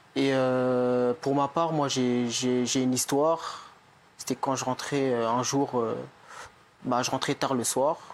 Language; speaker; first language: French; native; French